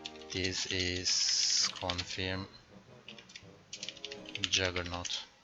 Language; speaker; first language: English; non-native, learner; Turkish